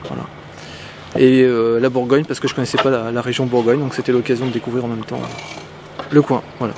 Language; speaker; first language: French; native; French